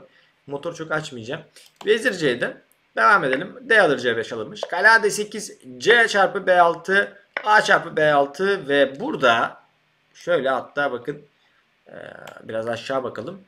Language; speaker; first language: Turkish; native; Turkish